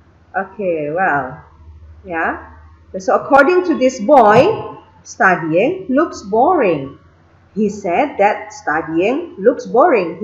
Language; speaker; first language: English; non-native, fluent; Indonesian